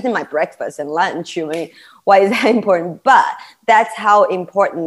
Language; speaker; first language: English; non-native, fluent; Chinese